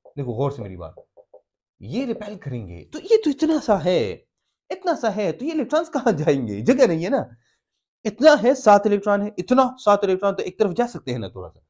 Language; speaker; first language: Urdu; non-native, local second language; Pashto